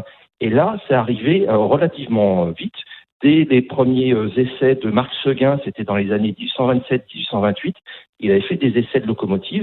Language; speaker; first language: French; native; French